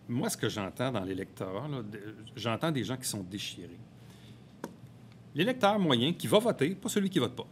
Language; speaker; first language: French; native; French